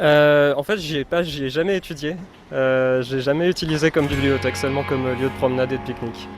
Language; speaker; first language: French; native; French